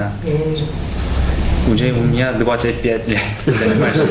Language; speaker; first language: Russian; non-native, learner; Korean